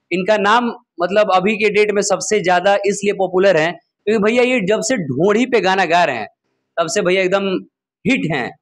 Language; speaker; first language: Hindi; non-native, local second language; Bhojpuri